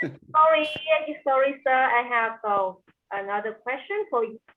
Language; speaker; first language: English; non-native, learner; Vietnamese